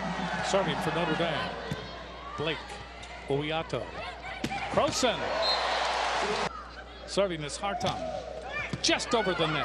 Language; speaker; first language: English; native; English